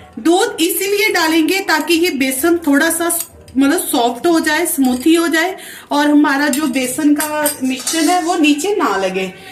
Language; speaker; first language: Hindi; non-native, local second language; Punjabi